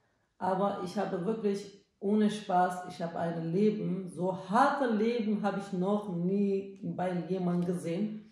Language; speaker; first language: German; non-native, learner; Turkish